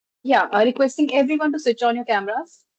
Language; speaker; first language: English; non-native, local second language; Hindi